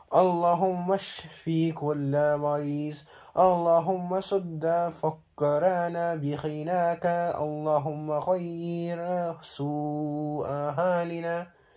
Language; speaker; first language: Arabic; non-native, learner; Urdu